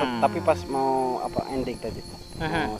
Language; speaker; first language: Indonesian; native; Indonesian